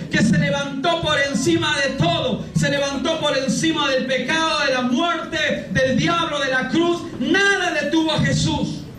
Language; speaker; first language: Spanish; native; Spanish